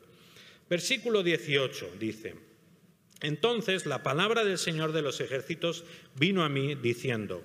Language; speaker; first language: Spanish; native; Spanish